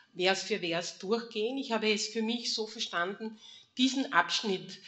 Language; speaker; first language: German; native; German